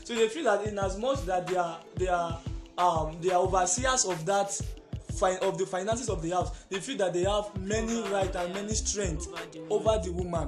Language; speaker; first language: English; non-native, local second language; Yoruba